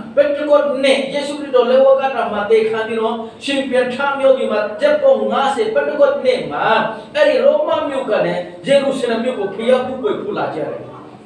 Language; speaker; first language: Burmese; non-native, local second language; Hakha Chin